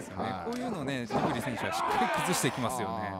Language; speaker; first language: Japanese; native; Japanese